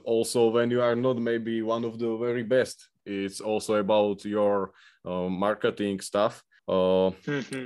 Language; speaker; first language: English; non-native, fluent; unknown